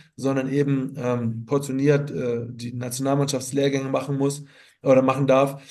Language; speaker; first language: German; native; German